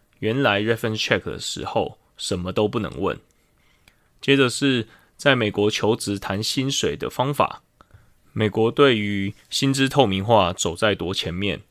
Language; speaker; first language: Chinese; native; Chinese